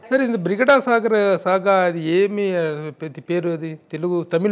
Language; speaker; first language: Telugu; native; Telugu